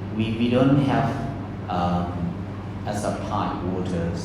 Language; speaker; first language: English; non-native, fluent; Burmese